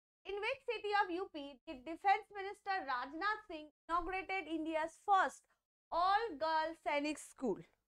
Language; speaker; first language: English; non-native, local second language; Bangla